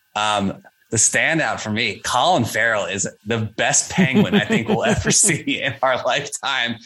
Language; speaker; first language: English; native; English